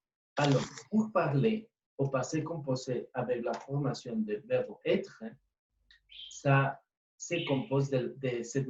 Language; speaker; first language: French; non-native, fluent; Spanish